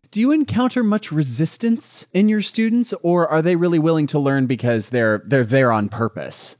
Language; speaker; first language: English; native; English